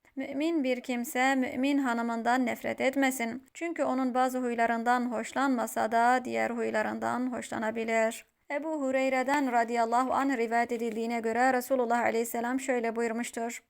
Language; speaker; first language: Turkish; native; Turkish